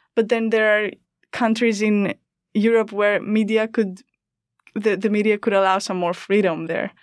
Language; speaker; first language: English; non-native, fluent; Greek